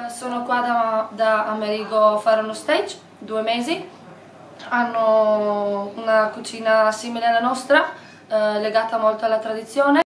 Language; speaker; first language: Italian; non-native, local second language; Slovenian